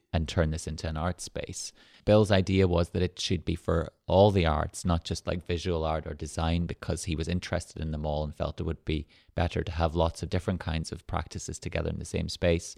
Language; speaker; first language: English; native; English